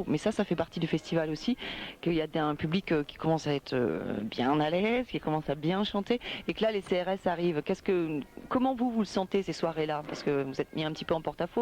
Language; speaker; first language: French; native; French